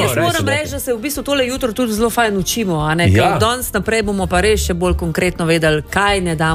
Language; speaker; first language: Slovenian; native; Slovenian